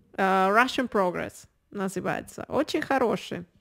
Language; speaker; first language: Russian; non-native, learner; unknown